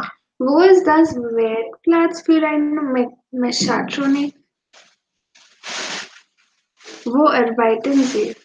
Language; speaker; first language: German; non-native, fluent; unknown